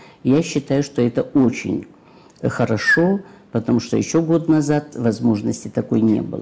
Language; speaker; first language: Russian; native; Russian